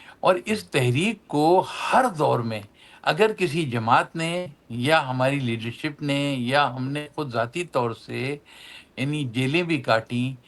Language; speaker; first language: Urdu; native; Urdu